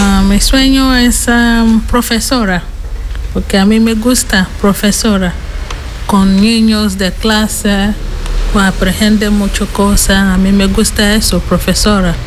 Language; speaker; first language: Spanish; non-native, learner; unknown